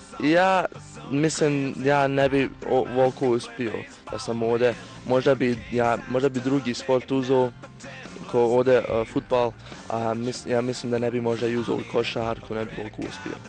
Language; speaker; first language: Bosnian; early bilingual, heritage; Bosnian